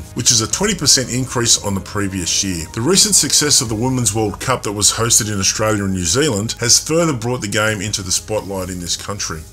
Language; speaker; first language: English; native; English